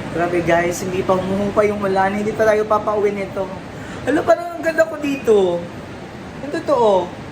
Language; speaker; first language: Filipino; non-native, local second language; Waray